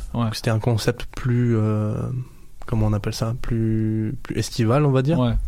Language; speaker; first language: French; non-native, local second language; Arabic